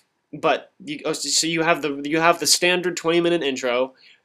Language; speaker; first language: English; native; English